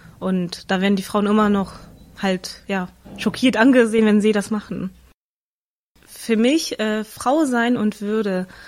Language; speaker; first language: German; early bilingual, other home language; Tamil